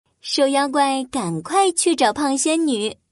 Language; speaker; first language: Chinese; native; Chinese